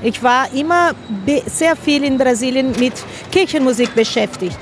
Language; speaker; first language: German; non-native, fluent; Spanish